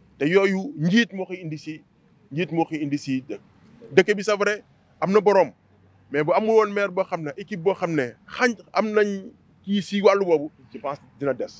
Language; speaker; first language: Wolof; native; Wolof